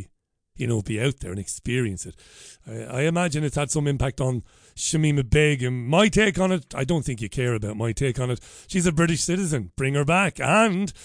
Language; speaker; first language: English; non-native, local second language; Irish